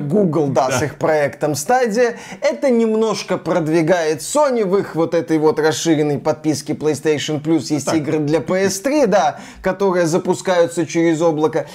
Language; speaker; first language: Russian; native; Russian